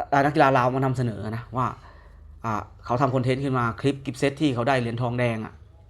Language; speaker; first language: Thai; native; Thai